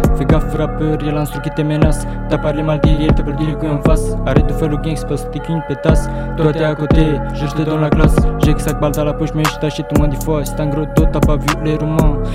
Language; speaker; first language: French; non-native, learner; Romanian